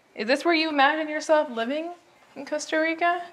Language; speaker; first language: English; native; English